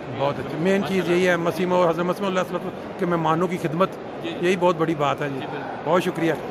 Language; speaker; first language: Urdu; non-native, local second language; Punjabi